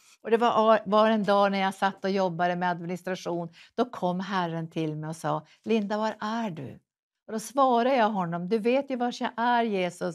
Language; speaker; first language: Swedish; native; Swedish